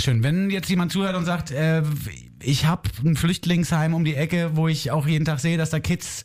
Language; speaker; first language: German; native; German